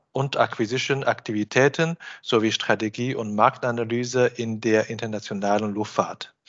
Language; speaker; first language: German; non-native, fluent; Chinese